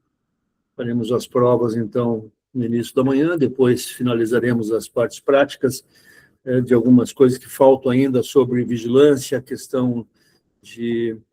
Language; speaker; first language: Portuguese; native; Portuguese